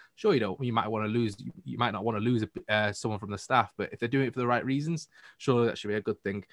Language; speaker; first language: English; native; English